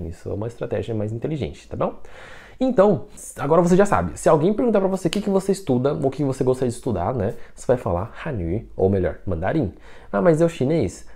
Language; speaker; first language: Portuguese; non-native, fluent; Chinese